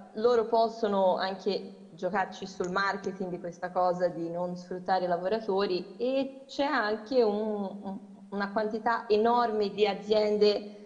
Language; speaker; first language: Italian; non-native, fluent; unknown